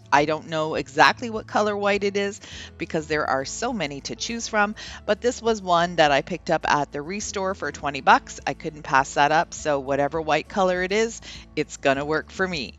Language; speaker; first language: English; native; English